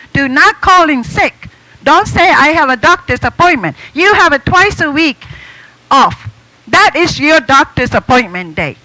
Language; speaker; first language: English; non-native, fluent; Japanese